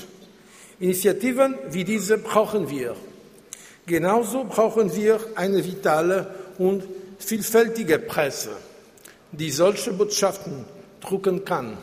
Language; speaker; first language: German; non-native, fluent; Portuguese